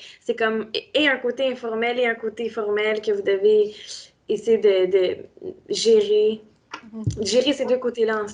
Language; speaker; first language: French; native; French